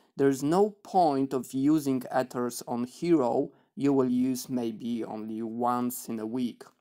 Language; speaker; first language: English; non-native, fluent; Polish